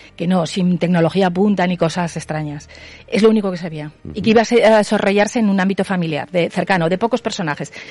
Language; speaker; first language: Spanish; native; Spanish